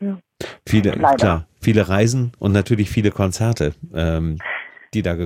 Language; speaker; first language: German; native; German